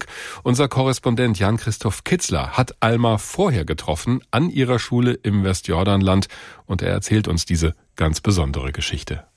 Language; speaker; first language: German; native; German